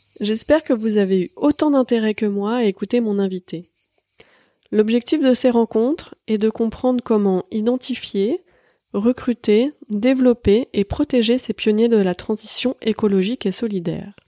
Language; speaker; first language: French; native; French